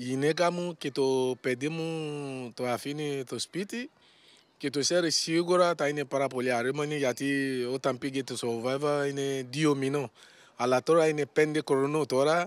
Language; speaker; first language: Greek; non-native, learner; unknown